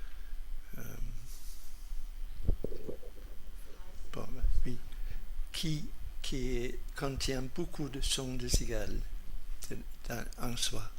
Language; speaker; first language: French; non-native, fluent; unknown